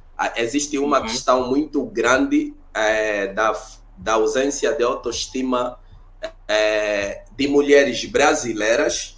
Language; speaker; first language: Portuguese; early bilingual, other home language; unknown